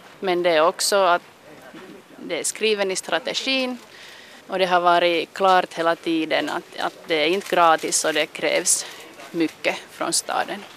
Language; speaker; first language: Swedish; non-native, local second language; Finnish